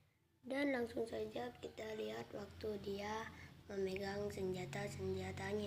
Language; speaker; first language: Indonesian; native; Indonesian